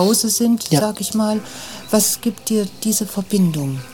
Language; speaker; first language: German; native; German